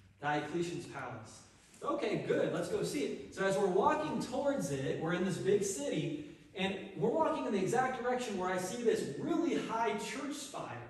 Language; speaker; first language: English; native; English